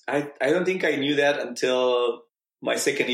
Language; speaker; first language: English; non-native, fluent; Romanian